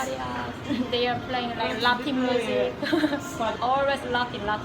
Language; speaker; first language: English; non-native, learner; Korean